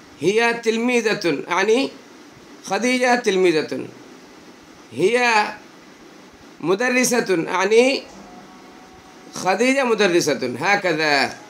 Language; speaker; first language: Arabic; non-native, fluent; Bangla